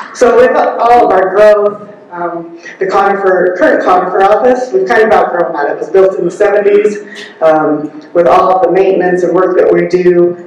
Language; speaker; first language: English; native; English